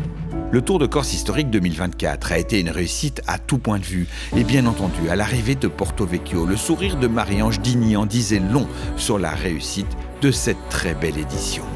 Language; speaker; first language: French; native; French